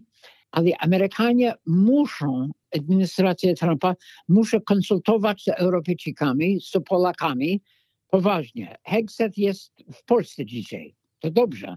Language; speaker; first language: Polish; non-native, fluent; English